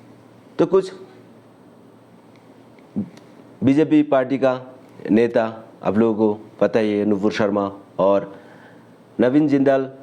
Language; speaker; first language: Hindi; non-native, local second language; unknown